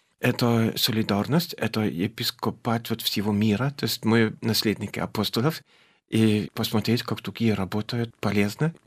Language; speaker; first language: Russian; non-native, fluent; German